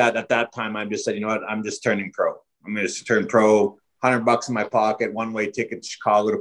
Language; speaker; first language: English; native; English